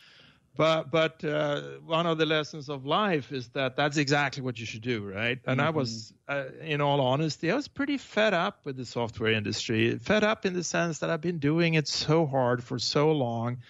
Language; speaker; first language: English; non-native, fluent; Swedish